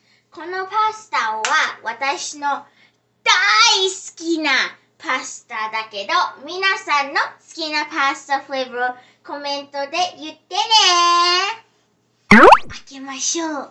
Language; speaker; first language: Japanese; early bilingual, heritage; Japanese